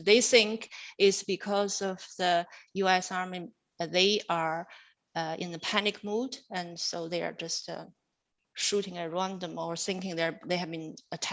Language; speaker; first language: English; non-native, fluent; Chinese